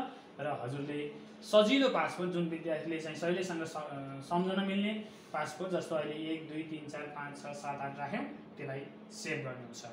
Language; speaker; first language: Nepali; native; Nepali